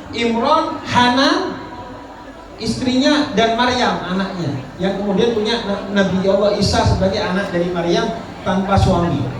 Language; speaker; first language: Indonesian; non-native, local second language; Madurese